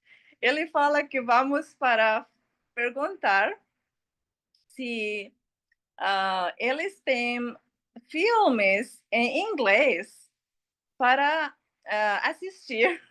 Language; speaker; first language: Portuguese; non-native, learner; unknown